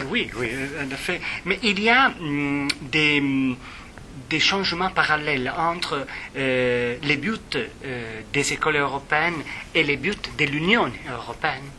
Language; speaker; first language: French; non-native, fluent; Italian